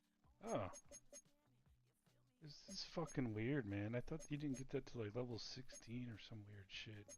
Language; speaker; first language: English; native; English